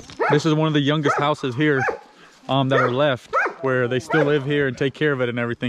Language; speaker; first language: English; native; English